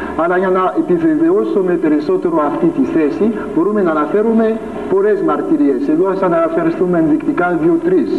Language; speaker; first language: Greek; non-native, fluent; French